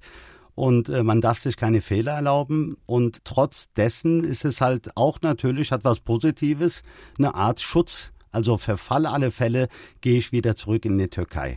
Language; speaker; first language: German; early bilingual, other home language; Turkish